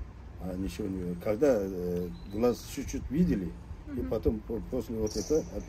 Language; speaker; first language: Russian; non-native, local second language; Kazakh